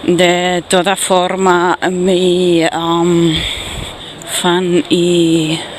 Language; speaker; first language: Spanish; non-native, fluent; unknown